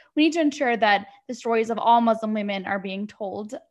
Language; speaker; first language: English; early bilingual, other home language; Arabic